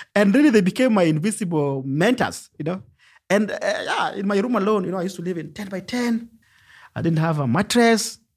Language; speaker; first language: English; non-native, local second language; Luo (Kenya and Tanzania)